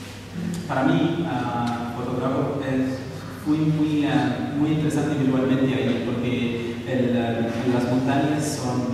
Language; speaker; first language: Spanish; non-native, learner; Arabic